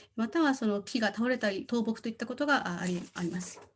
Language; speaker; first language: Japanese; non-native, fluent; Korean